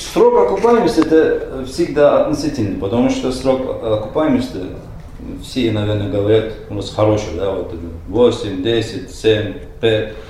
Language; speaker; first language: Russian; non-native, learner; Turkish